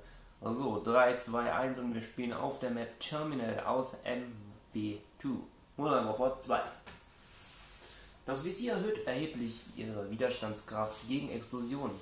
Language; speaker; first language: German; native; German